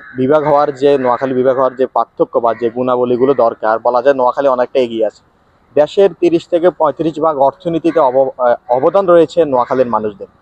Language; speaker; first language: Bangla; native; Bangla